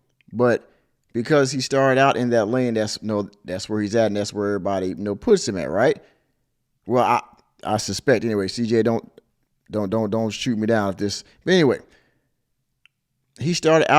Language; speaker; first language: English; native; English